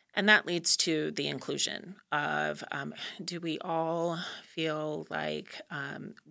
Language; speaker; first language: English; native; English